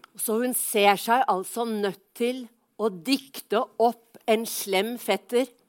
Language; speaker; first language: Norwegian; native; Norwegian